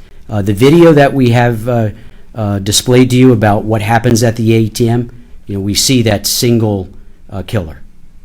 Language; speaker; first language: English; native; English